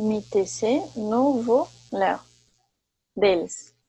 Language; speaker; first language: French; non-native, fluent; Portuguese